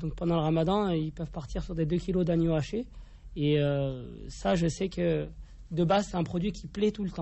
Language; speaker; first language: French; native; French